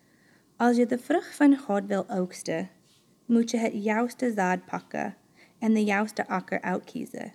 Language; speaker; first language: Dutch; non-native, fluent; English